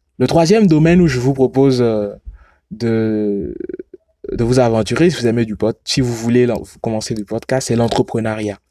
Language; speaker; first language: French; non-native, local second language; Yoruba